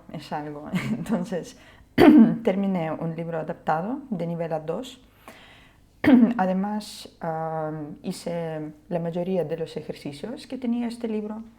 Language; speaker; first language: Spanish; non-native, fluent; Ukrainian